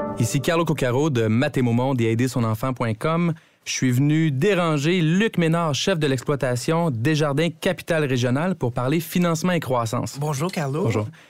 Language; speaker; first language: French; native; French